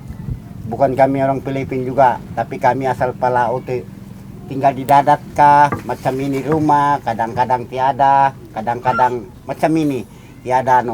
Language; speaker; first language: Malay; non-native, local second language; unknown